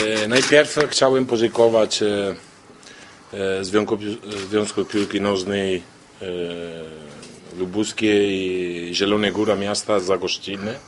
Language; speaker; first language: Polish; non-native, learner; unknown